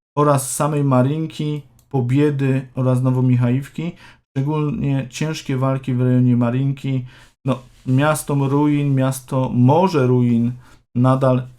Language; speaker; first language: Polish; native; Polish